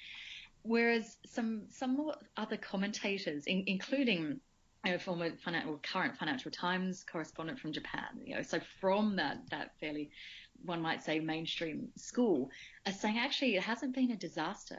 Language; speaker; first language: English; native; English